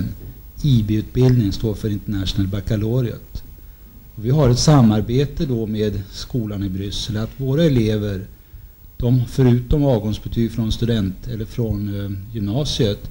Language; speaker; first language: Swedish; native; Swedish